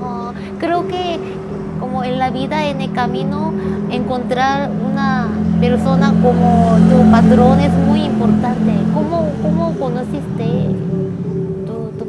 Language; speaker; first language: Spanish; non-native, learner; Korean